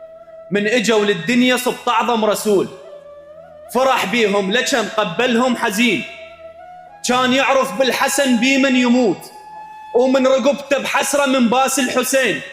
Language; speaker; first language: Arabic; native; Arabic